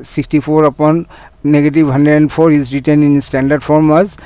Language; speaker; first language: English; non-native, local second language; Bangla